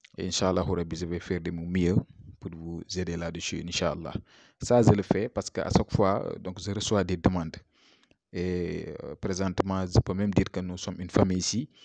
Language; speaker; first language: French; non-native, local second language; Wolof